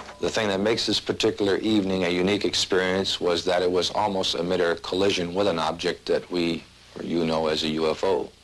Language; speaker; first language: English; native; English